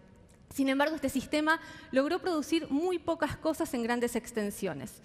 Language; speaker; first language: Spanish; native; Spanish